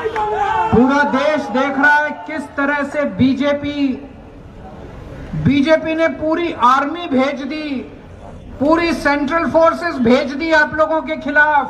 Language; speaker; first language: Hindi; native; Hindi